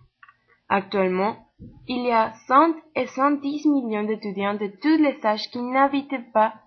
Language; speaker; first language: French; non-native, learner; Spanish